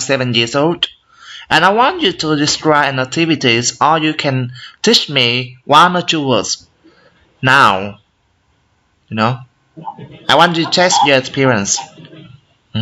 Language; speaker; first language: English; non-native, learner; Vietnamese